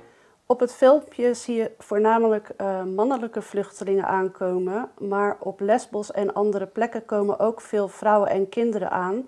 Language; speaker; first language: Dutch; native; Dutch